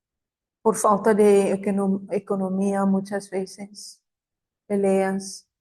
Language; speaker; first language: Spanish; non-native, fluent; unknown